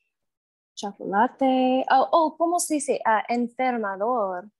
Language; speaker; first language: Spanish; non-native, learner; English